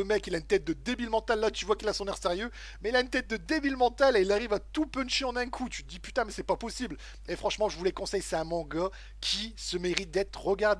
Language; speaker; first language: French; native; French